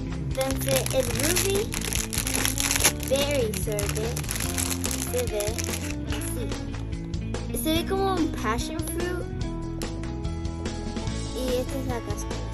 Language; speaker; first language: Spanish; early bilingual, heritage; Spanish